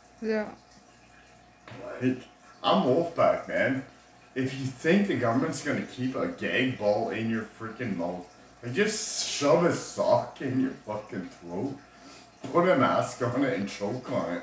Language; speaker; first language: English; native; English